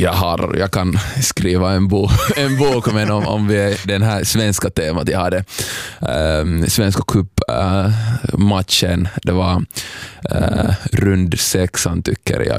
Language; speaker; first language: Swedish; non-native, fluent; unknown